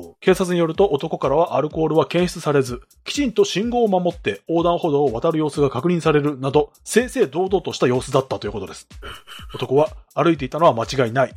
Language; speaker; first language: Japanese; native; Japanese